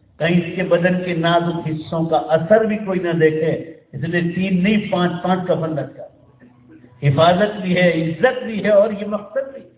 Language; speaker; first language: Urdu; non-native, local second language; Gujarati